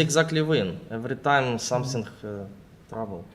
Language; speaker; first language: English; non-native, learner; Russian